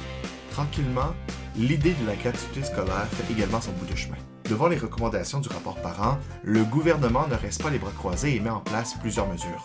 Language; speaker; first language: French; native; French